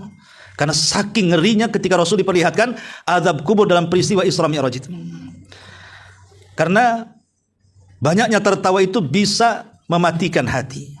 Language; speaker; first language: Indonesian; native; Indonesian